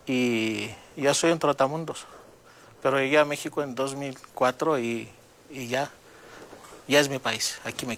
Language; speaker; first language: Spanish; native; Spanish